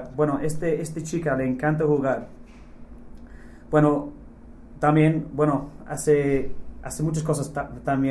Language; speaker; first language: Spanish; non-native, fluent; English